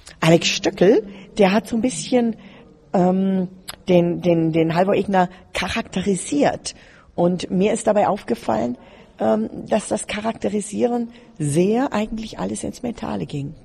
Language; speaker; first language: German; native; German